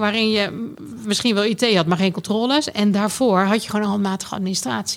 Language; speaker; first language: Dutch; native; Dutch